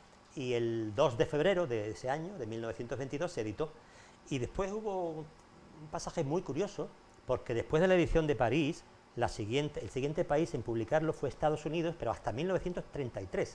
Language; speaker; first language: Spanish; native; Spanish